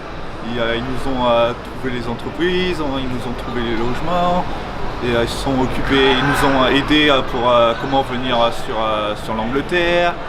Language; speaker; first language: French; native; French